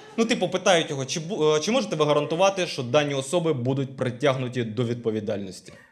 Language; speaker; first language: Ukrainian; non-native, local second language; Russian